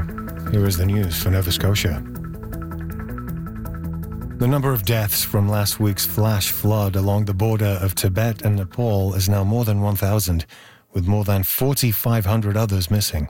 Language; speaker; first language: English; native; English